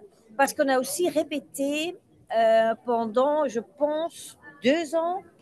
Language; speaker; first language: French; non-native, local second language; Dutch